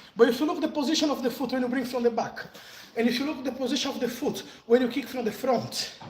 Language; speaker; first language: English; non-native, fluent; Portuguese